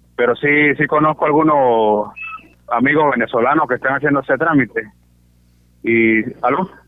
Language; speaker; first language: Spanish; native; Spanish